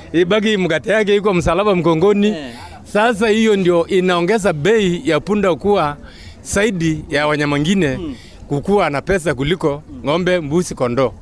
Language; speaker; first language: Swahili; non-native, local second language; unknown